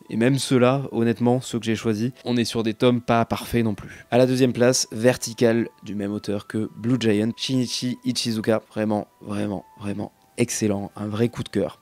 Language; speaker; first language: French; native; French